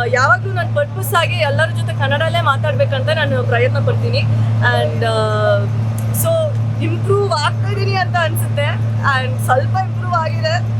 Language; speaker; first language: Kannada; non-native, fluent; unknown